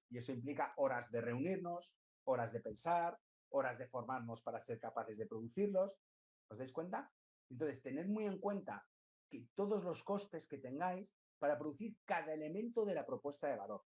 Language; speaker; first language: Spanish; native; Spanish